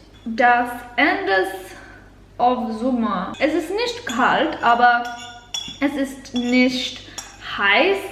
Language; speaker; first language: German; non-native, learner; English